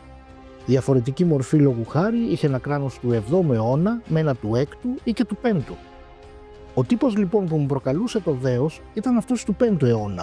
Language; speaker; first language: Greek; native; Greek